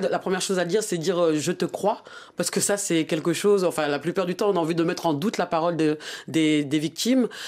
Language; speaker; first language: French; early bilingual, other home language; Bambara